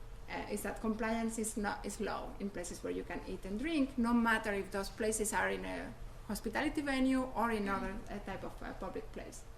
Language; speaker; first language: English; non-native, fluent; Spanish